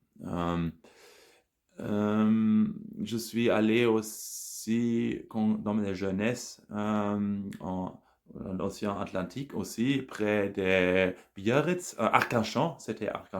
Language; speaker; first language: French; non-native, learner; German